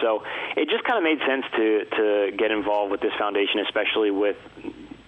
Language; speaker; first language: English; native; English